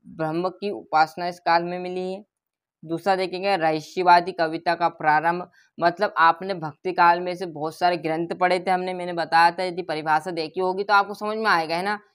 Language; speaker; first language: Hindi; native; Hindi